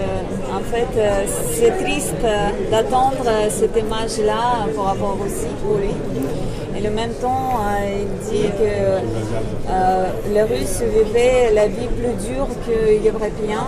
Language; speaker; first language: French; non-native, fluent; Russian